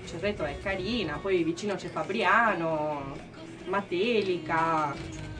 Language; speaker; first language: Italian; non-native, fluent; Albanian